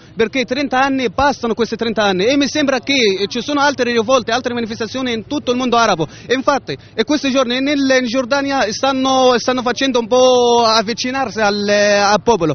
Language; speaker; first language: Italian; non-native, learner; Arabic